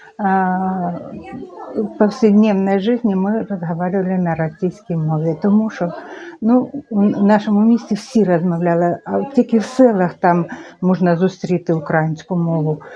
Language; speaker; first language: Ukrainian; non-native, local second language; Russian